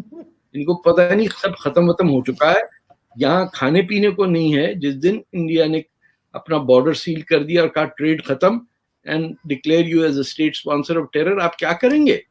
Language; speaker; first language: Urdu; native; Urdu